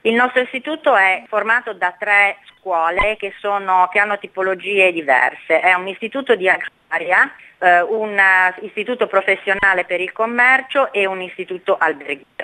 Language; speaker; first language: Italian; native; Italian